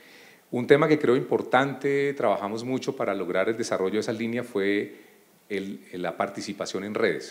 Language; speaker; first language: Spanish; native; Spanish